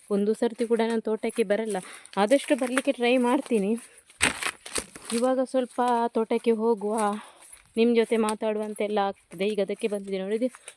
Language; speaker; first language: Kannada; non-native, local second language; Tulu